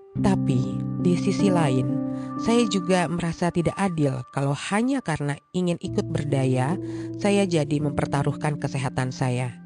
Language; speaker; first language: Indonesian; native; Indonesian